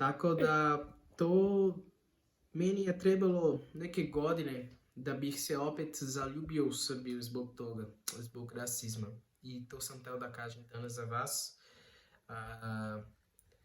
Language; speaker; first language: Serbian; non-native, learner; Portuguese